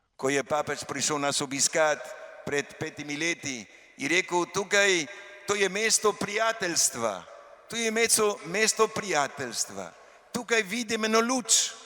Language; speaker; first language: Slovenian; early bilingual, heritage; Slovenian